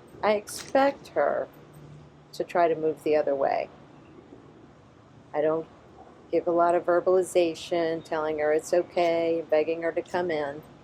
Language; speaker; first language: English; native; English